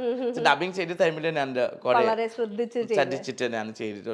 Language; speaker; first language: Malayalam; non-native, fluent; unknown